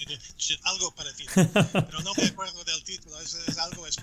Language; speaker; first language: Spanish; non-native, fluent; English